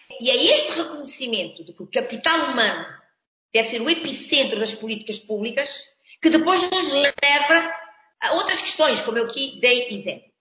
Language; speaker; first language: Portuguese; non-native, local second language; Kabuverdianu